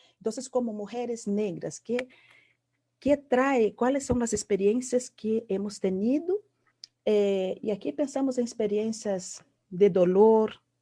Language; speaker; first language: Spanish; non-native, fluent; Portuguese